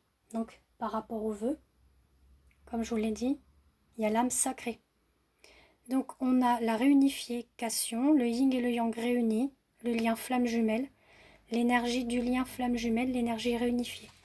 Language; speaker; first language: French; native; French